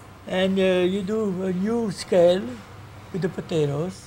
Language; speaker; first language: English; non-native, fluent; French